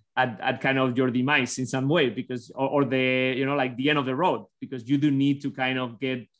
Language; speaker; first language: English; non-native, fluent; Spanish